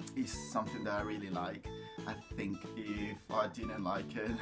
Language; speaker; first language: English; non-native, fluent; Spanish